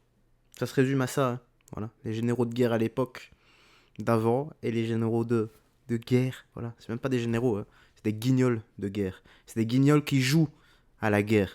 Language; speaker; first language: French; native; French